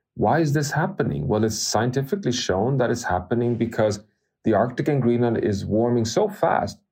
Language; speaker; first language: English; non-native, fluent; Swedish